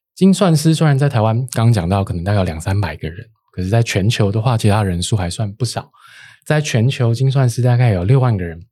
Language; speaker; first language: Chinese; native; Chinese